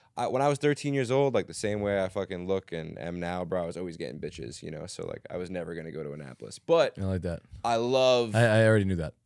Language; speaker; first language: English; native; English